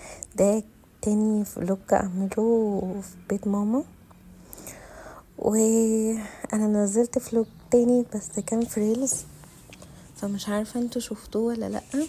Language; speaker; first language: Arabic; native; Arabic